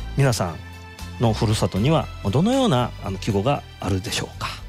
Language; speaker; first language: Japanese; native; Japanese